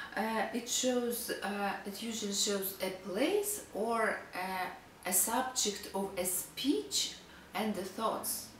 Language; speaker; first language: English; non-native, fluent; Russian